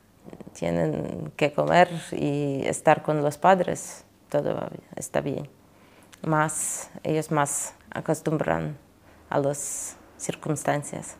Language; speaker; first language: Spanish; non-native, fluent; Ukrainian